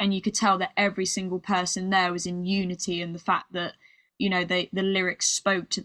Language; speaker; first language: English; native; English